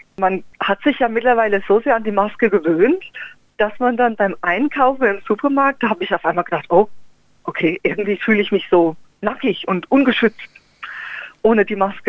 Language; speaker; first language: German; native; German